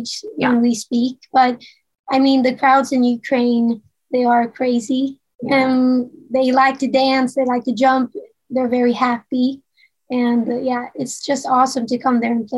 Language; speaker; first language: English; non-native, fluent; Swedish